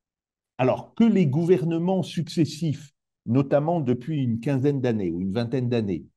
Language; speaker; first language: French; native; French